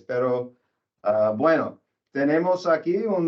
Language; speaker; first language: Spanish; non-native, learner; English